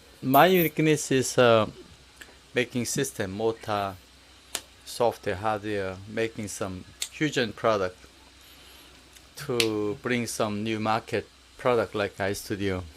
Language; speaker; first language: English; non-native, learner; Korean